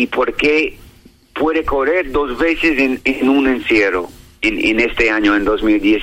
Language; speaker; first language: Spanish; non-native, learner; English